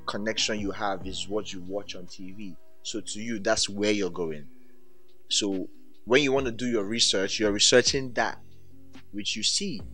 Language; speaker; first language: English; non-native, local second language; Yoruba